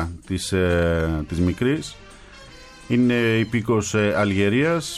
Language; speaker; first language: Greek; native; Greek